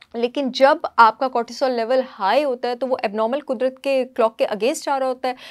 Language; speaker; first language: Urdu; native; Urdu